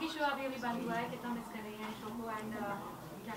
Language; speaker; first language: Hindi; native; Hindi